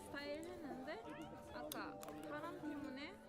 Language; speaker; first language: Korean; non-native, fluent; French